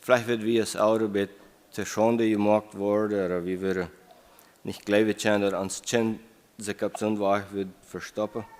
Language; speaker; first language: German; non-native, learner; English